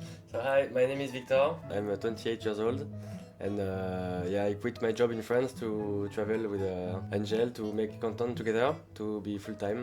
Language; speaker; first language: English; non-native, fluent; French